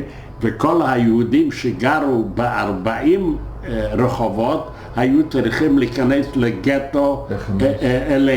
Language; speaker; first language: Hebrew; non-native, fluent; Yiddish